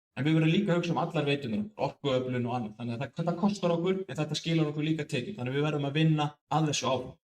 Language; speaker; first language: Icelandic; native; Icelandic